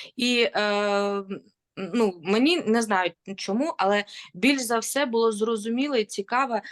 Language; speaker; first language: Ukrainian; non-native, local second language; Russian